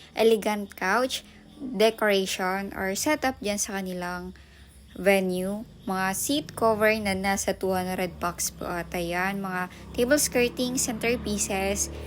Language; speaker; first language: Filipino; non-native, local second language; Bikol